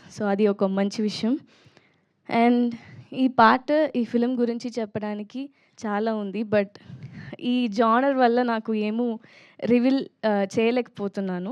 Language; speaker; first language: Telugu; non-native, learner; Tamil